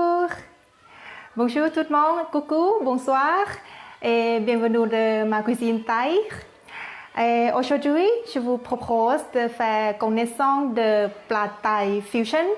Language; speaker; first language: French; non-native, fluent; Thai